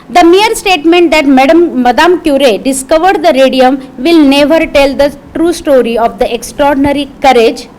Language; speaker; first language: English; non-native, local second language; Marathi